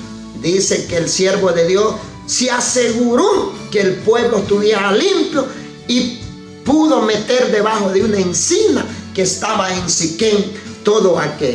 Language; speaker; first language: Spanish; native; Spanish